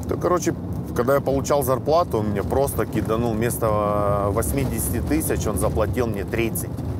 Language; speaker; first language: Russian; native; Russian